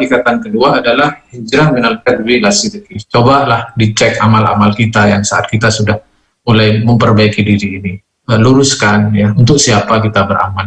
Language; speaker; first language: Indonesian; native; Indonesian